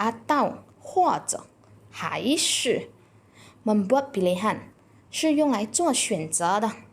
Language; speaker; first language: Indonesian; non-native, local second language; Chinese